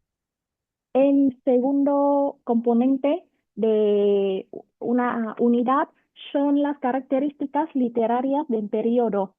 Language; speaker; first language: Spanish; non-native, fluent; Vietnamese